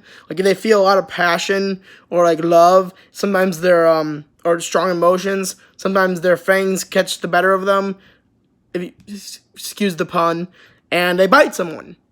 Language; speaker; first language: English; native; English